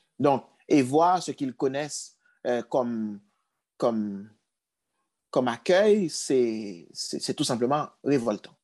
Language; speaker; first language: French; non-native, local second language; Haitian Creole